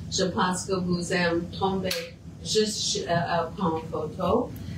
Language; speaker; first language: French; non-native, fluent; English